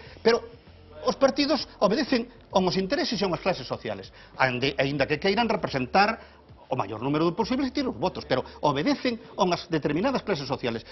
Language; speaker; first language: Galician; native; Galician